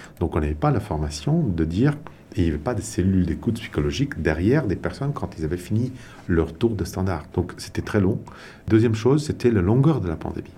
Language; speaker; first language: French; non-native, local second language; Tamil